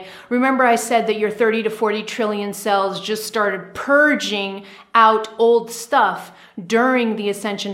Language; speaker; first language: English; native; English